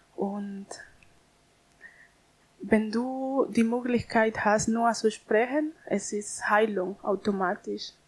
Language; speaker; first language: German; non-native, learner; Spanish